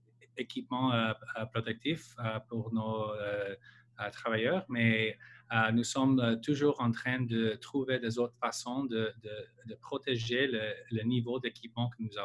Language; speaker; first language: French; non-native, local second language; English